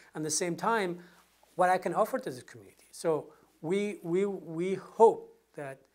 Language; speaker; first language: English; non-native, fluent; Kurdish